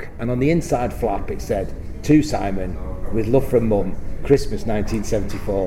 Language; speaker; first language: English; native; English